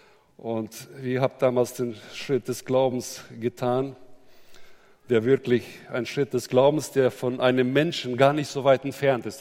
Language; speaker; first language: German; native; German